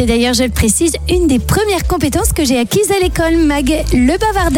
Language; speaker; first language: French; native; French